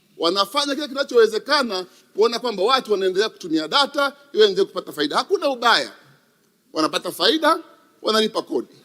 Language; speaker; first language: Swahili; native; Swahili